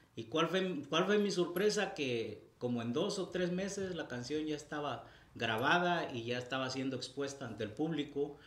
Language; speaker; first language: Spanish; native; Spanish